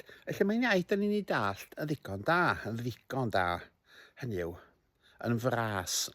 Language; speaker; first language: Welsh; native; Welsh